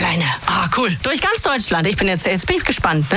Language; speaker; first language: German; native; German